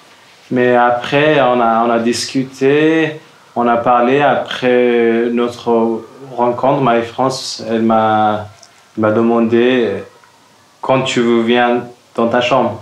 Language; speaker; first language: French; non-native, fluent; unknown